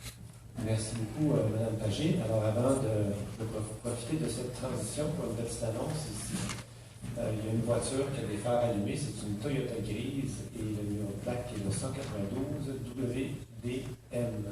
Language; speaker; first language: French; native; French